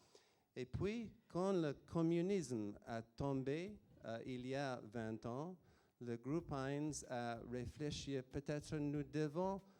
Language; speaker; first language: French; non-native, fluent; English